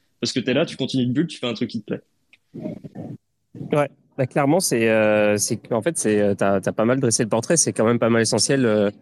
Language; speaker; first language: French; native; French